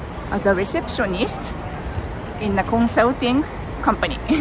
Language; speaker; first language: English; non-native, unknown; Japanese